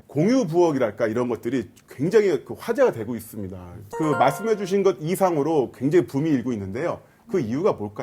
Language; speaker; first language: Korean; native; Korean